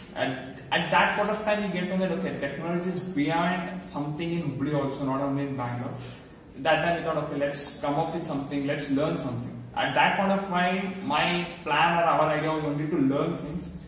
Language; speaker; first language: English; non-native, local second language; Kannada